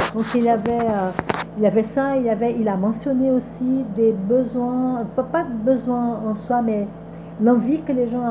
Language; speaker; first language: French; non-native, fluent; Portuguese